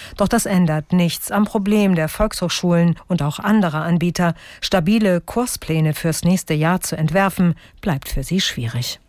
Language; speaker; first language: German; native; German